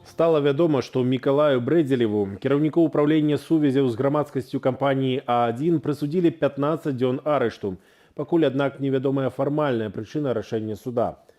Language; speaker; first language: Belarusian; native; Belarusian